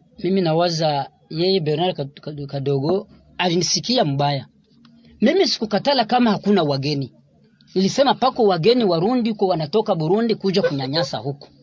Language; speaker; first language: Swahili; non-native, local second language; Rundi